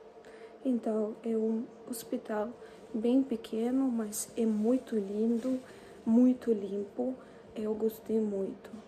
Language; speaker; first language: Portuguese; non-native, fluent; Russian